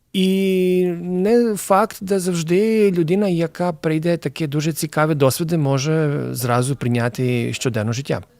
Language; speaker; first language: Ukrainian; non-native, fluent; Croatian